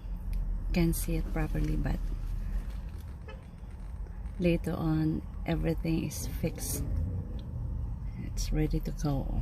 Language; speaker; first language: English; non-native, local second language; Filipino